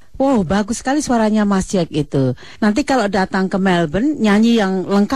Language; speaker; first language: Indonesian; native; Indonesian